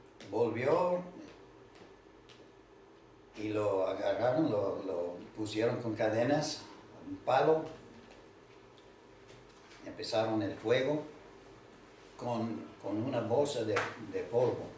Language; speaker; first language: Spanish; non-native, fluent; English